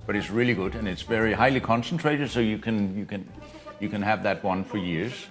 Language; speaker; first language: English; non-native, fluent; Danish